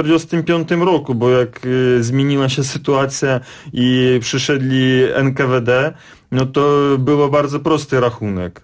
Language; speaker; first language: Polish; non-native, fluent; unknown